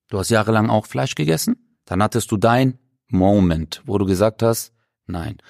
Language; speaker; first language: German; early bilingual, other home language; Turkish